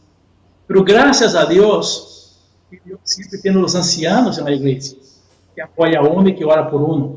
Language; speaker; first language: Spanish; non-native, fluent; Portuguese